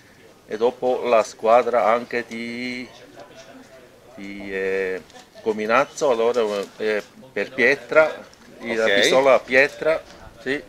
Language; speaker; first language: Italian; non-native, local second language; German